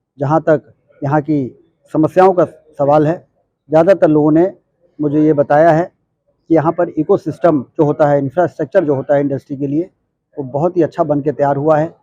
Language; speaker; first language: Hindi; native; Hindi